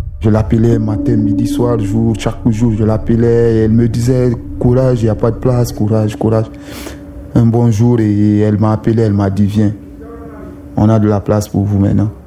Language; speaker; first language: French; non-native, local second language; Susu